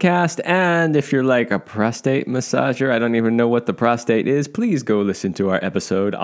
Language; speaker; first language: English; native; English